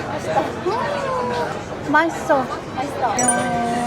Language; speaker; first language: Korean; non-native, fluent; Japanese